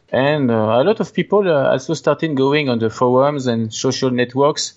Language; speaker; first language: English; non-native, learner; French